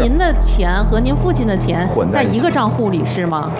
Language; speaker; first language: Chinese; native; Chinese